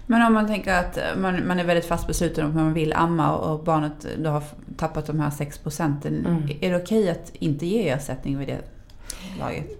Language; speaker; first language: Swedish; native; Swedish